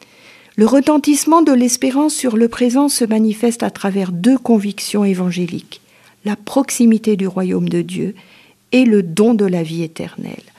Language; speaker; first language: French; native; French